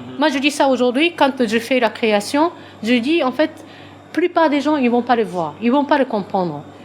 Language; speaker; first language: French; non-native, fluent; Japanese